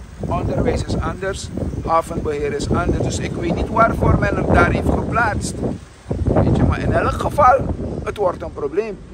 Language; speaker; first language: Dutch; native; Dutch